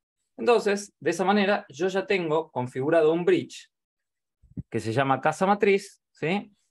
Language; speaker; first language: Spanish; native; Spanish